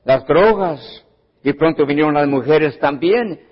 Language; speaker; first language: Spanish; early bilingual, heritage; Spanish